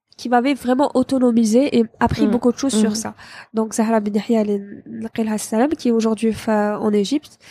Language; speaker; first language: French; non-native, local second language; Arabic